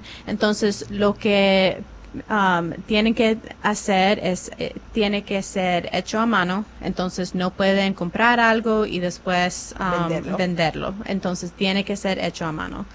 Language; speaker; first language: Spanish; non-native, fluent; English